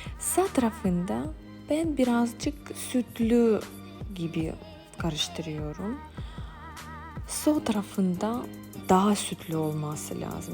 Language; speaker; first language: Turkish; non-native, fluent; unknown